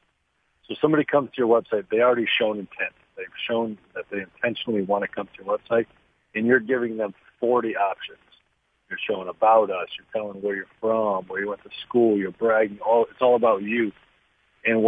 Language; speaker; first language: English; native; English